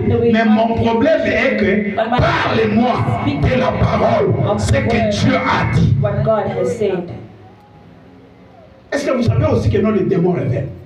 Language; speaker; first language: French; non-native, local second language; Lingala